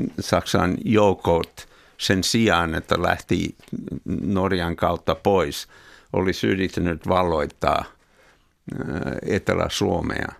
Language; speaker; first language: Finnish; non-native, fluent; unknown